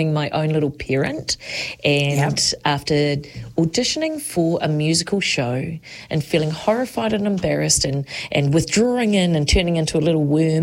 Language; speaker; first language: English; native; English